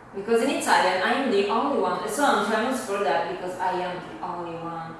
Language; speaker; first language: English; non-native, fluent; Italian